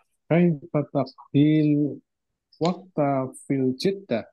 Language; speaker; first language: Arabic; non-native, learner; Indonesian